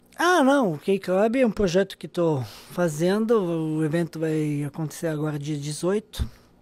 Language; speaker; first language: Portuguese; non-native, fluent; Serbian